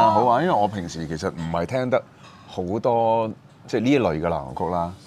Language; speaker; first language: Cantonese; native; Cantonese